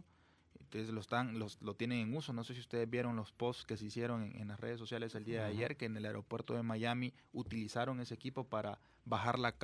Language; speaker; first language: Spanish; native; Spanish